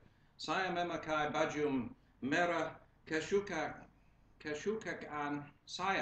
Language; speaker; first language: Indonesian; non-native, learner; English